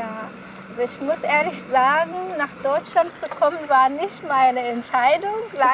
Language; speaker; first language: German; non-native, fluent; Kinyarwanda